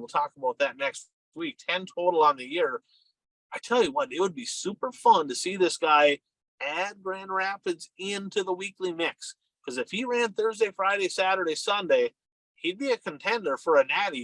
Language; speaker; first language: English; native; English